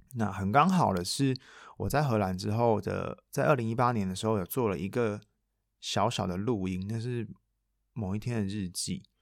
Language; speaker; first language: Chinese; non-native, local second language; Min Nan Chinese